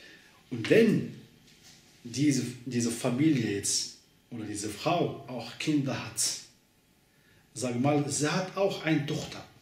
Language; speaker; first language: German; non-native, learner; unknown